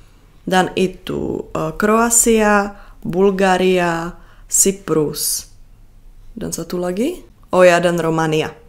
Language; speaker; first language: Indonesian; non-native, fluent; Czech